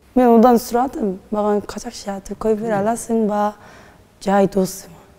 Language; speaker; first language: Kazakh; non-native, learner; Korean